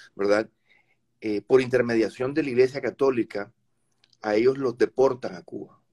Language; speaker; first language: Spanish; native; Spanish